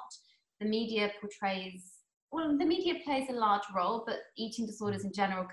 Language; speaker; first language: English; native; English